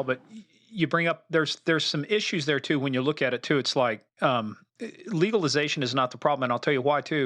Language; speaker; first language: English; native; English